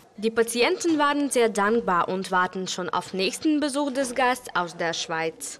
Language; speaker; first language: German; non-native, learner; Ukrainian